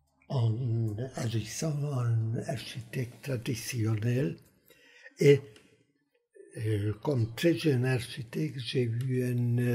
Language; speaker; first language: French; non-native, fluent; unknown